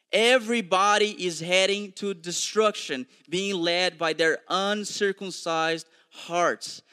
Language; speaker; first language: English; non-native, fluent; Portuguese